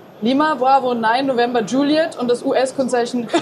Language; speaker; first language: German; native; German